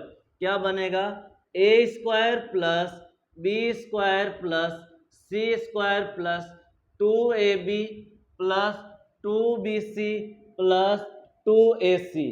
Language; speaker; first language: Hindi; native; Hindi